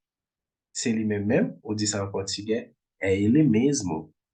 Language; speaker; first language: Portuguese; non-native, fluent; Haitian Creole